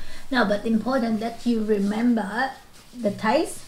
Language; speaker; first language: English; non-native, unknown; Vietnamese